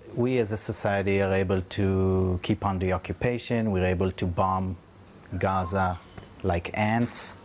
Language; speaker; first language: English; non-native, fluent; Hebrew